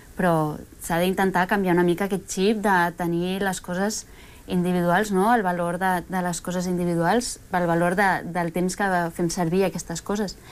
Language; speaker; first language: Catalan; early bilingual, other home language; Spanish